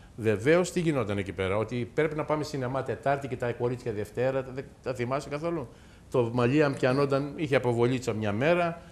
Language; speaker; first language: Greek; native; Greek